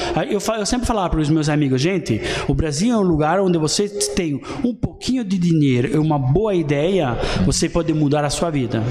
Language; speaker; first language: Portuguese; non-native, fluent; Italian